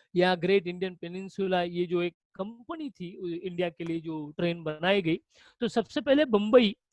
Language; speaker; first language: Hindi; non-native, local second language; Marathi